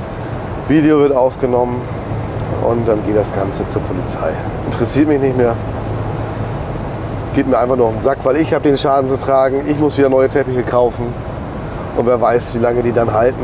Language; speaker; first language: German; native; German